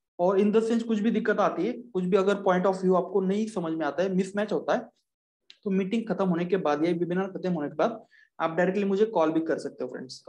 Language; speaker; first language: Hindi; non-native, local second language; Marathi